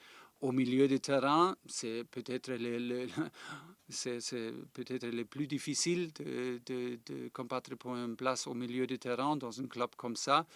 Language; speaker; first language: French; non-native, fluent; German